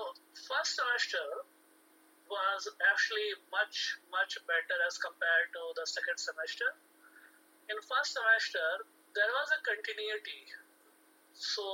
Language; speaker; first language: English; non-native, local second language; Hindi